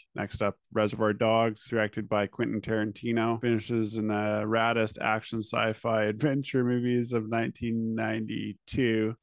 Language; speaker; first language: English; native; English